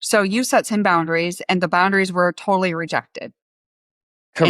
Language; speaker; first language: English; native; English